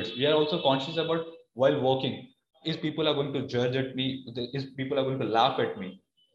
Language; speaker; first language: English; non-native, local second language; Odia